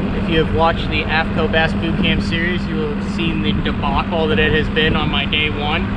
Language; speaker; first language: English; native; English